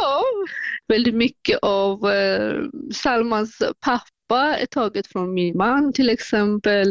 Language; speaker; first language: Swedish; non-native, fluent; Persian